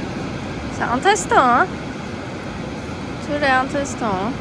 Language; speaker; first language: French; non-native, learner; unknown